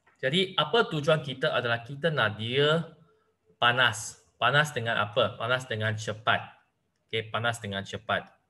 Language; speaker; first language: Malay; non-native, local second language; Chinese